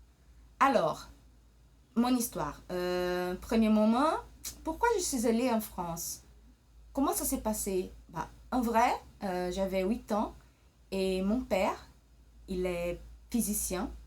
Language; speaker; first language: French; early bilingual, other home language; Portuguese